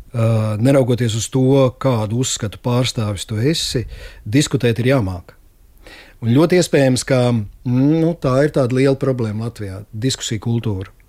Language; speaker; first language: Latvian; native; Latvian